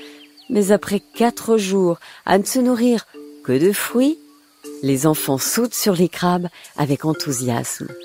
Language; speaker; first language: French; native; French